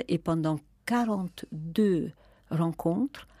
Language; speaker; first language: French; non-native, fluent; Hungarian